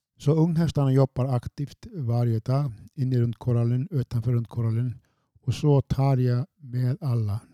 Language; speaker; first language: Swedish; non-native, fluent; Icelandic